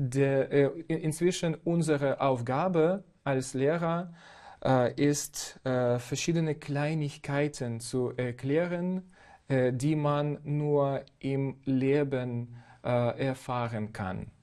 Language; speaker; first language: German; non-native, fluent; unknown